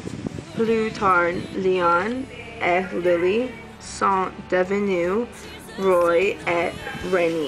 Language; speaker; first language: French; non-native, learner; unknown